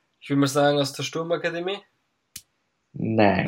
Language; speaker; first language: German; native; German